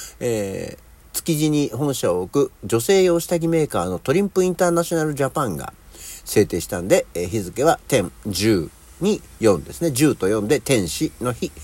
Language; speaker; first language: Japanese; native; Japanese